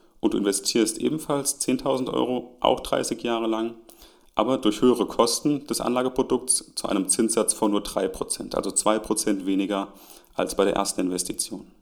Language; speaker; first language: German; native; German